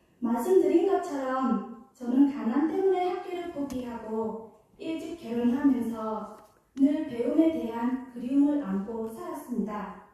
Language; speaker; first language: Korean; non-native, fluent; Khmer